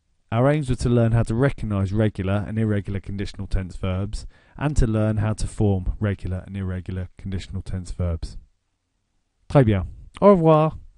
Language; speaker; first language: English; native; English